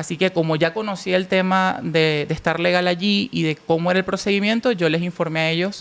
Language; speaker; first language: Spanish; native; Spanish